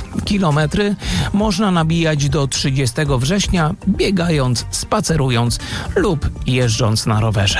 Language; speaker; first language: Polish; native; Polish